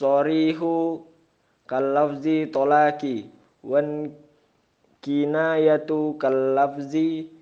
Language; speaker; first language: Arabic; non-native, learner; Indonesian